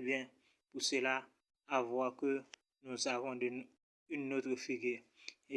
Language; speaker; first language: French; non-native, local second language; Haitian Creole